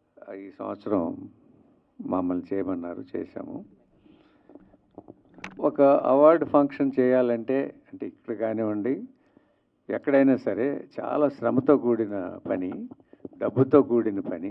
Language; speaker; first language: Telugu; native; Telugu